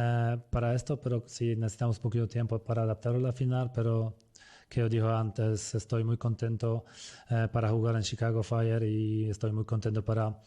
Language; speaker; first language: Spanish; non-native, fluent; Polish